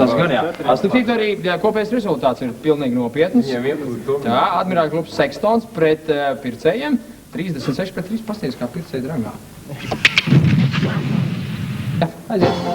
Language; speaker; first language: Latvian; native; Latvian